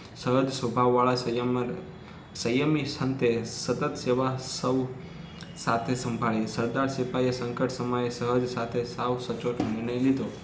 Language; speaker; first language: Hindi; non-native, local second language; Gujarati